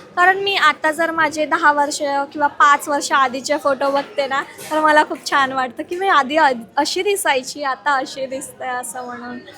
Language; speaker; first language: Marathi; non-native, local second language; Lambadi